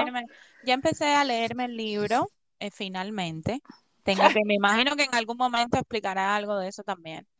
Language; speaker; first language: Spanish; native; Spanish